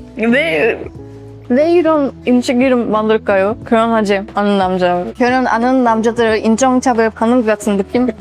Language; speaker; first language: Korean; non-native, fluent; Turkish